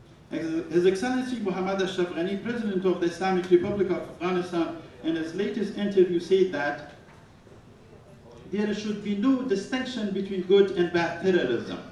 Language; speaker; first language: English; non-native, fluent; Persian